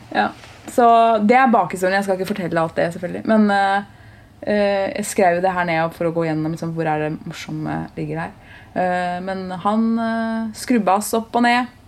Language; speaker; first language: Norwegian; early bilingual, other home language; Turkish